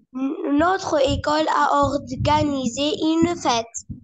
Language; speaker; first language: French; non-native, learner; Arabic